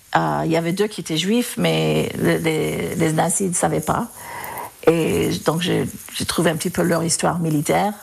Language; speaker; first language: French; non-native, fluent; English